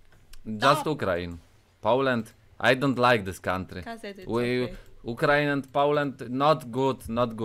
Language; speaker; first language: English; non-native, learner; Polish